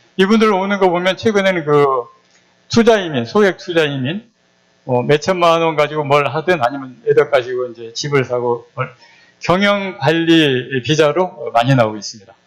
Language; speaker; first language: Korean; native; Korean